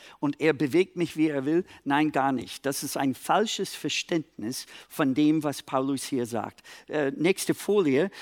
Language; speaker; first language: German; non-native, fluent; English